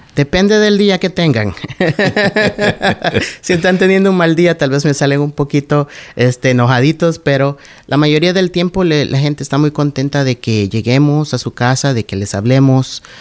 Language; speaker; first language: Spanish; native; Spanish